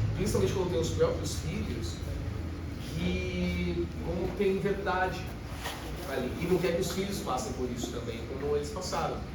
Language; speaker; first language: Portuguese; native; Portuguese